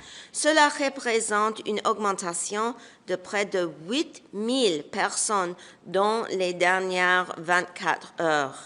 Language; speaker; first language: French; non-native, local second language; English